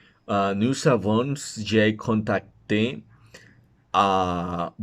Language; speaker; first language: French; non-native, learner; Spanish